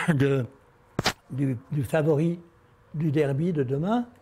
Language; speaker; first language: French; native; French